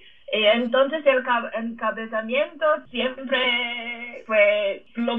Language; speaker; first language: Spanish; non-native, fluent; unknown